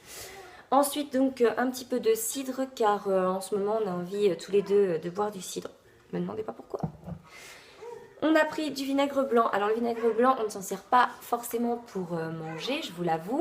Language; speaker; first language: French; native; French